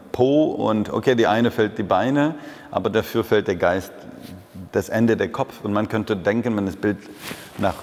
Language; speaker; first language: German; non-native, fluent; French